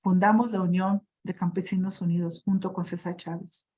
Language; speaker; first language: Spanish; early bilingual, other home language; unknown